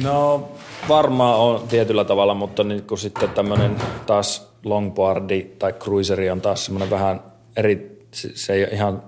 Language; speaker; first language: Finnish; native; Finnish